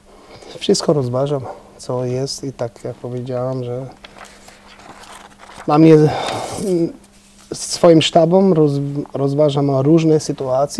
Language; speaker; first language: Polish; non-native, fluent; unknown